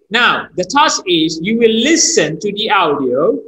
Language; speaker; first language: English; non-native, fluent; Indonesian